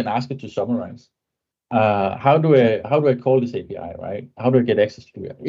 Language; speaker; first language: English; non-native, fluent; Danish